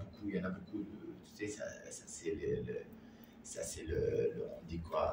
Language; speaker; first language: French; non-native, learner; Arabic